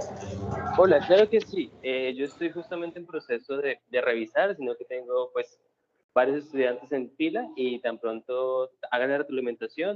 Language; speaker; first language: Spanish; native; Spanish